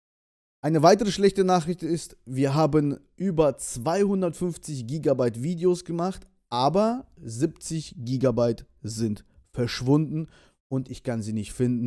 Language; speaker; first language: German; early bilingual, other home language; Russian